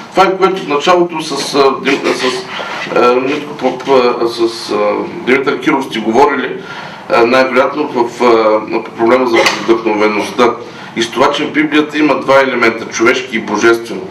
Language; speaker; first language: Bulgarian; native; Bulgarian